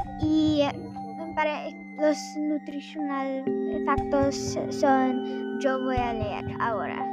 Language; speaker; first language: Spanish; non-native, learner; English